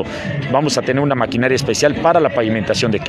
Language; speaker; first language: Spanish; native; Spanish